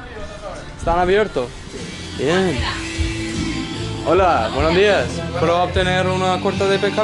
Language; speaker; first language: Spanish; non-native, learner; English